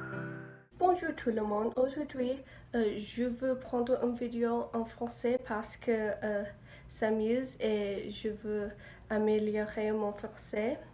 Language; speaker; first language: French; non-native, learner; English